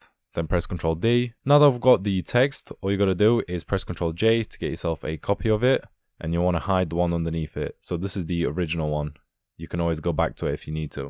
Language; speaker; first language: English; native; English